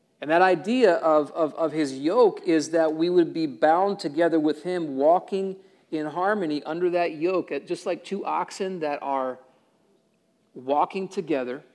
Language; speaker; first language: English; native; English